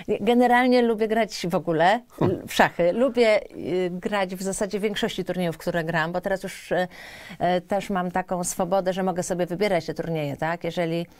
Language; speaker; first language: Polish; native; Polish